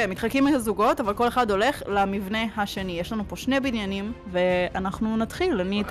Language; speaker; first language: Hebrew; native; Hebrew